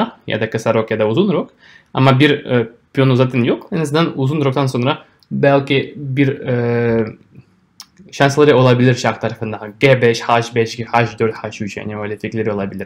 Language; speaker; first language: Turkish; non-native, fluent; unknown